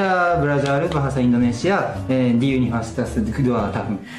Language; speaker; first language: Indonesian; non-native, learner; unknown